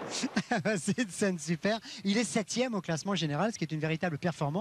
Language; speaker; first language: French; native; French